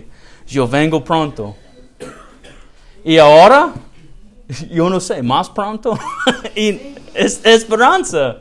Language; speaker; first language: Spanish; non-native, learner; English